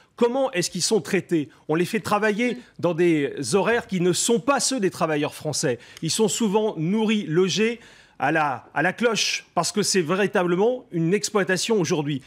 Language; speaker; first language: French; native; French